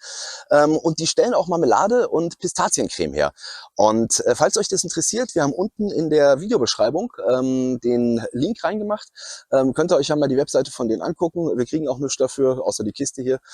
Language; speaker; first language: German; native; German